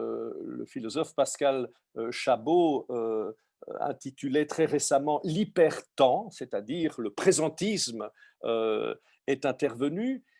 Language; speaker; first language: French; native; French